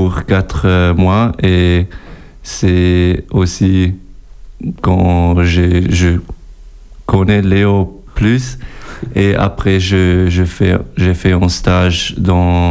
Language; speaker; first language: French; non-native, learner; German